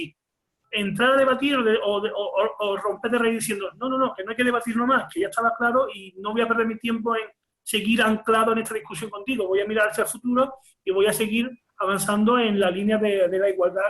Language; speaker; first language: Spanish; native; Spanish